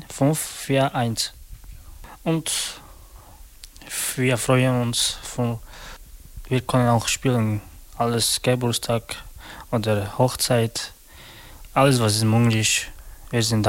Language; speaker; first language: German; non-native, learner; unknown